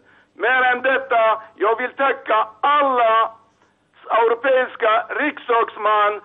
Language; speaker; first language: Swedish; non-native, fluent; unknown